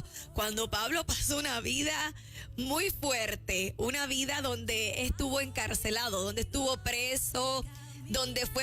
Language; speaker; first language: Spanish; native; Spanish